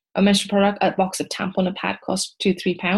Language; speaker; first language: English; non-native, local second language; Nepali